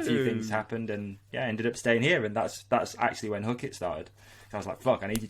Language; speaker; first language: English; native; English